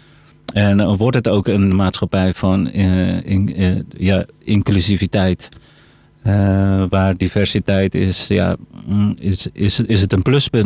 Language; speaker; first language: Dutch; early bilingual, other home language; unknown